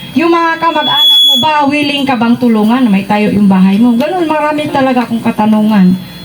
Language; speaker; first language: Filipino; non-native, local second language; Iloko